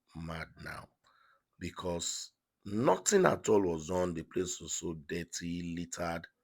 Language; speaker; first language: English; non-native, local second language; Yoruba